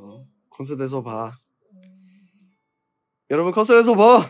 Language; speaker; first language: Korean; non-native, fluent; English